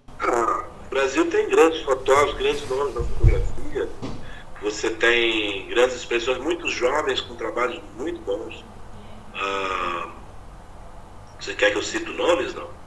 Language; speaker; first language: Portuguese; native; Portuguese